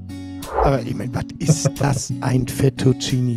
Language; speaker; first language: German; native; German